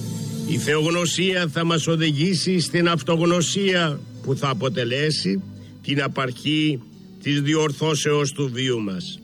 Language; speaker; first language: Greek; native; Greek